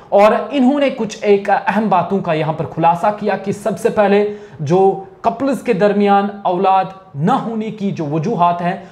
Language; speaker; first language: Hindi; non-native, local second language; Kashmiri